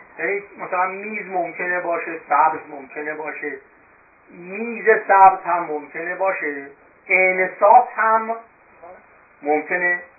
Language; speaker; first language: Persian; native; Persian